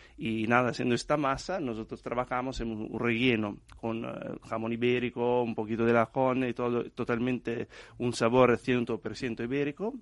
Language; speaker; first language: Spanish; non-native, fluent; Italian